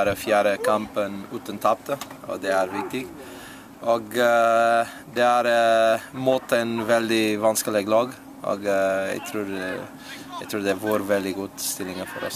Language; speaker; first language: Norwegian; non-native, learner; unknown